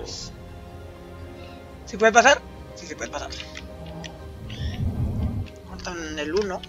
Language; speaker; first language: Spanish; native; Spanish